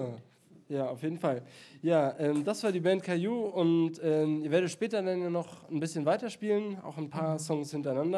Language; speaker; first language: German; native; German